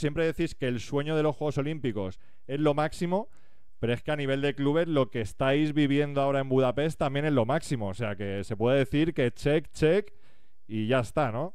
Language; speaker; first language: Spanish; native; Spanish